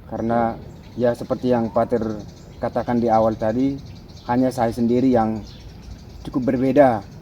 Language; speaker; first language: Indonesian; non-native, local second language; Batak Toba